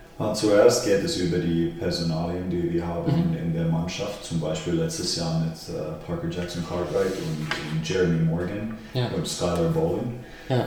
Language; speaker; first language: German; non-native, fluent; Finnish